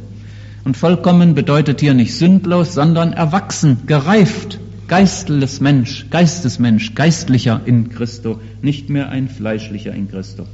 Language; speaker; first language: German; native; German